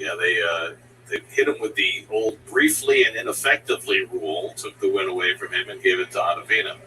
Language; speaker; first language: English; native; English